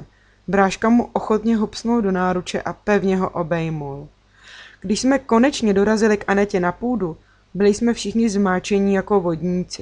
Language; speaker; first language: Czech; native; Czech